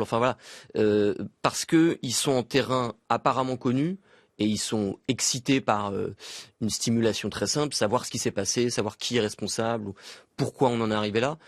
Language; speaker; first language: French; native; French